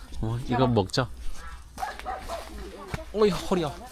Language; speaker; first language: Korean; native; Korean